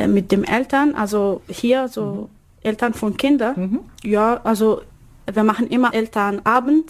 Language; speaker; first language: German; non-native, learner; Arabic